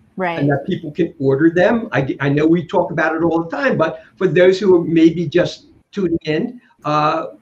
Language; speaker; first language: English; native; English